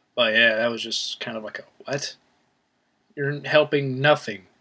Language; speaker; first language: English; native; English